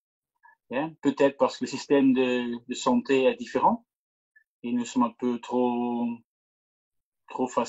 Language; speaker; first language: French; non-native, local second language; Dutch